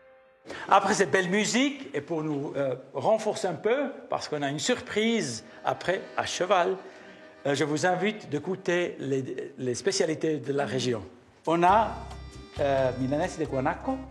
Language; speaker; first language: French; early bilingual, heritage; Spanish